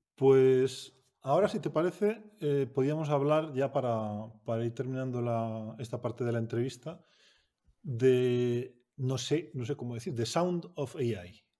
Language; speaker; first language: Spanish; native; Spanish